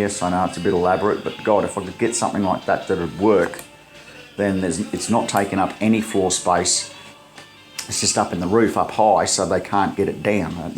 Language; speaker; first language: English; native; English